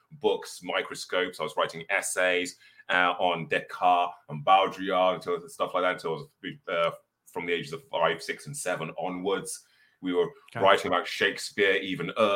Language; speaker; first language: English; native; English